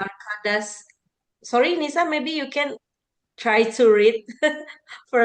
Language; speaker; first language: English; non-native, learner; Indonesian